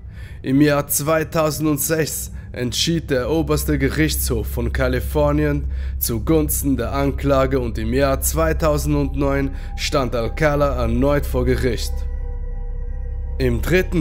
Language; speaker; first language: German; native; German